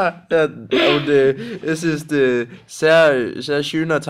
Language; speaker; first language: German; non-native, learner; Danish